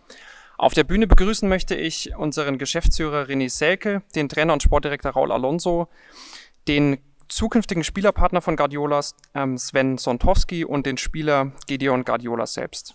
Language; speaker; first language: German; native; German